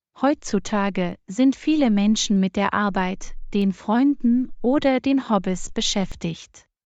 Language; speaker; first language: German; non-native, fluent; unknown